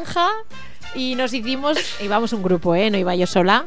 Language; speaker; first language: Spanish; native; Spanish